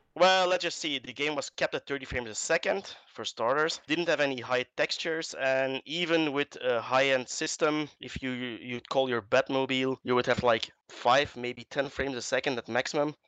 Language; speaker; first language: English; non-native, fluent; Dutch